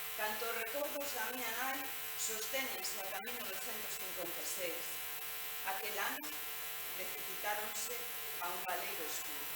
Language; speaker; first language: Galician; native; Galician